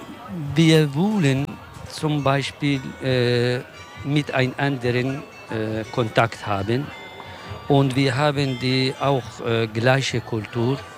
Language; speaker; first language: German; non-native, learner; Kurdish